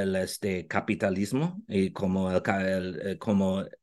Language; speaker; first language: Spanish; non-native, fluent; English